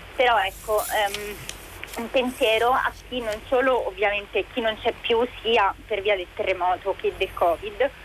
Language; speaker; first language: Italian; native; Italian